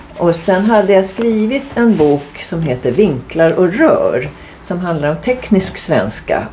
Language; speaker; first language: Swedish; native; Swedish